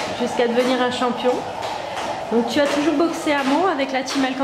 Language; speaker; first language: French; native; French